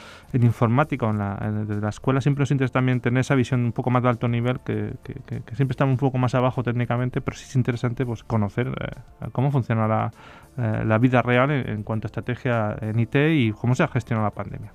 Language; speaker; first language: Spanish; native; Spanish